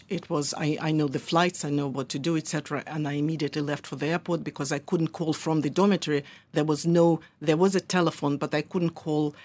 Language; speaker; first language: English; early bilingual, other home language; Russian